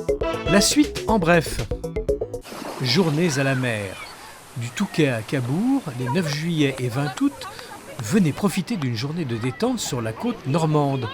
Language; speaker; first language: French; native; French